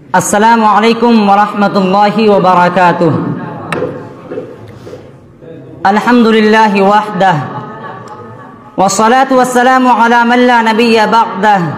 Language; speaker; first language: Arabic; non-native, learner; Urdu